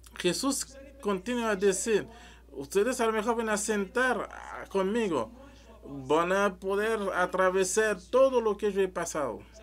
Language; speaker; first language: Spanish; non-native, learner; French